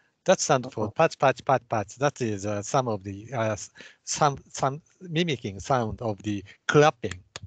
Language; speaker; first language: English; non-native, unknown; Japanese